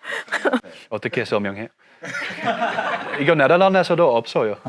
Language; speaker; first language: Korean; non-native, learner; Dutch